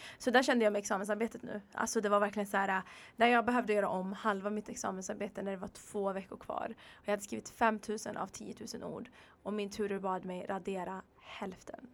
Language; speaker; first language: Swedish; early bilingual, other home language; Arabic